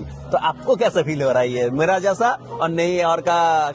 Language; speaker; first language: Hindi; non-native, fluent; Bangla